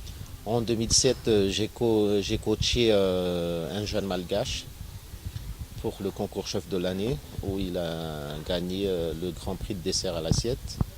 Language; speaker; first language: French; non-native, local second language; Malagasy